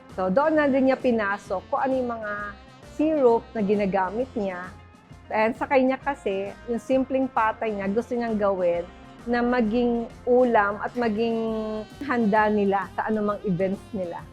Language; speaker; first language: Filipino; native; Filipino